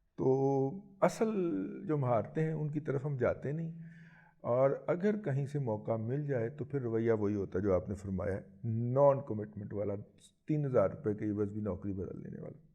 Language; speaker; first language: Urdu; native; Urdu